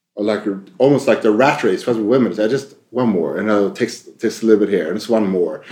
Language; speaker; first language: English; non-native, fluent; Swedish